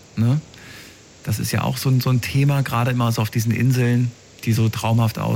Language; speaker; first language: German; native; German